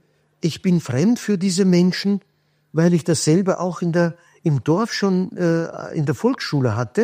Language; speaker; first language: German; non-native, fluent; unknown